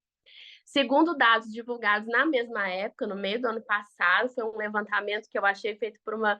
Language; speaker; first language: Portuguese; native; Portuguese